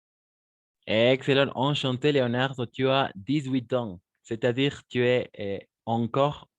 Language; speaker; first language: French; non-native, fluent; Spanish